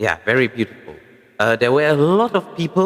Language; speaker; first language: English; non-native, fluent; German